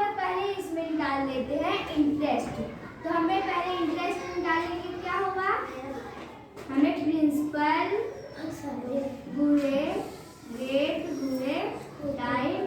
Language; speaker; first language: Hindi; native; Hindi